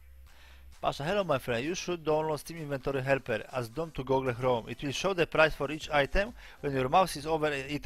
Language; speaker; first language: English; non-native, learner; Polish